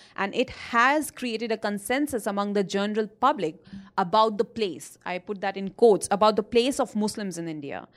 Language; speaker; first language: English; non-native, local second language; Hindi